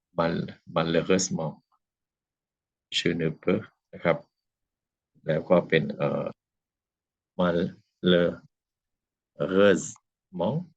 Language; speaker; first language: French; non-native, fluent; Thai